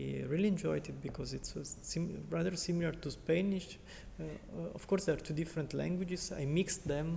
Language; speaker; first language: English; non-native, fluent; Italian